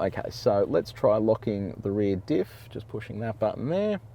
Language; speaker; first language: English; native; English